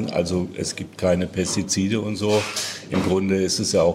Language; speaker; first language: German; native; German